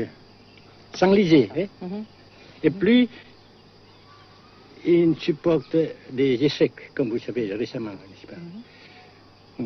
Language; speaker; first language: French; non-native, fluent; Vietnamese